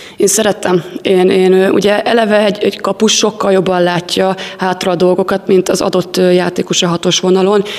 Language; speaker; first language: Hungarian; native; Hungarian